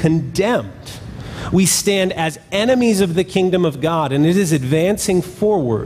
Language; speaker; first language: English; native; English